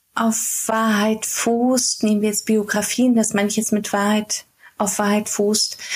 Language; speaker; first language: German; native; German